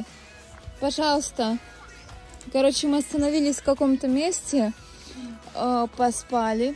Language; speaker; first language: Russian; native; Russian